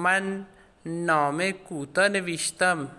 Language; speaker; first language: Persian; non-native, fluent; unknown